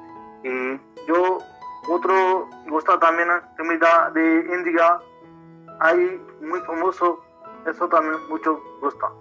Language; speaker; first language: Spanish; non-native, learner; Punjabi